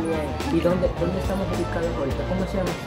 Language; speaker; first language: Spanish; native; Spanish